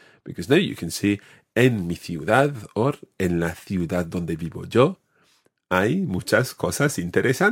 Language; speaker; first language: Spanish; non-native, fluent; English